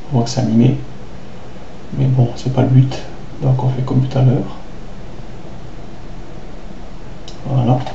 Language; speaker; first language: French; native; French